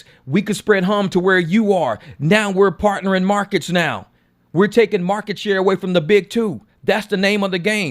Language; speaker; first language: English; native; English